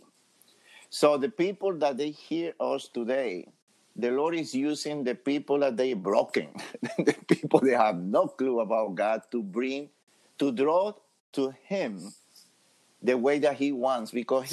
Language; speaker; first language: English; non-native, fluent; Spanish